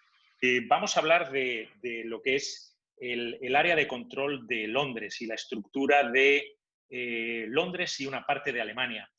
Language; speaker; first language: Spanish; native; Spanish